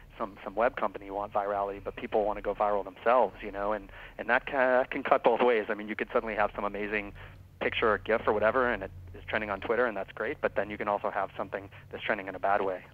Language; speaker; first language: English; native; English